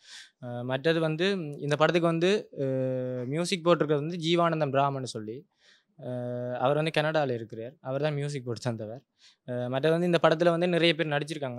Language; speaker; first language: Tamil; native; Tamil